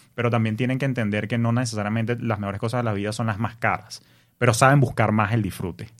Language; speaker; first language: Spanish; native; Spanish